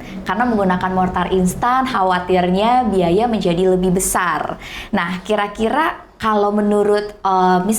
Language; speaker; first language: Indonesian; native; Indonesian